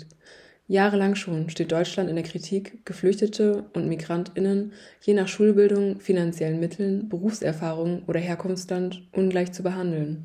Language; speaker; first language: German; native; German